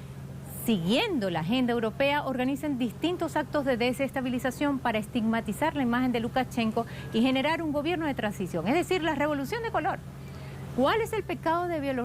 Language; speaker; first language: Spanish; native; Spanish